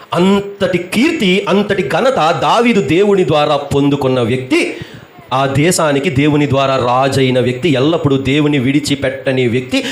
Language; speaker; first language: Telugu; native; Telugu